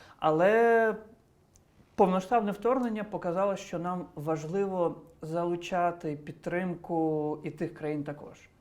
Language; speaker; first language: Ukrainian; non-native, local second language; Crimean Tatar